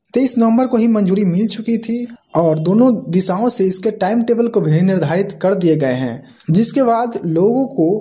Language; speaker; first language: Hindi; native; Hindi